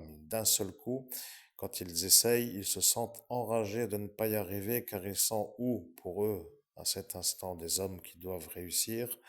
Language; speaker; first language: French; native; French